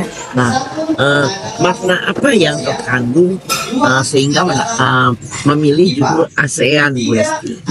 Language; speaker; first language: Indonesian; native; Indonesian